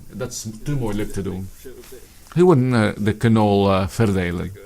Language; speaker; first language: Dutch; non-native, fluent; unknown